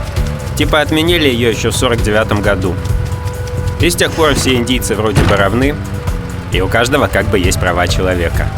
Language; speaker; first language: Russian; native; Russian